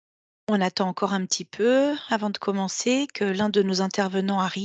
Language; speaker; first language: French; native; French